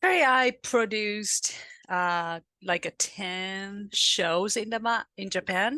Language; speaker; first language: English; non-native, learner; Japanese